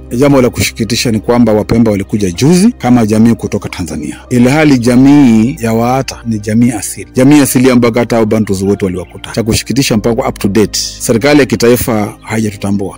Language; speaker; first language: Swahili; non-native, local second language; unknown